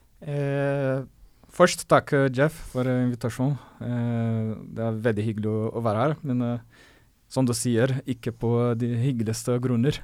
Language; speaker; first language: Norwegian; non-native, fluent; Portuguese